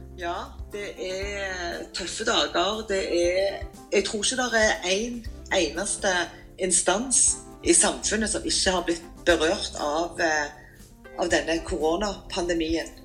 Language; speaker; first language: Norwegian; native; Norwegian